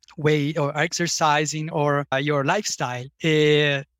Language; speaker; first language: English; non-native, fluent; Italian